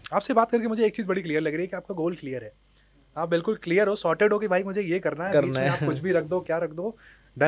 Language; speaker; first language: Hindi; native; Hindi